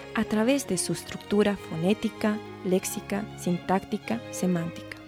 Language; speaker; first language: Spanish; non-native, fluent; Romanian